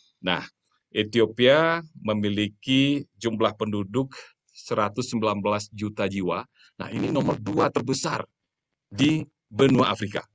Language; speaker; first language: Indonesian; native; Indonesian